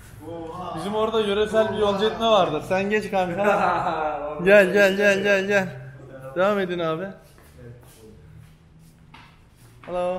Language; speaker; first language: Turkish; native; Turkish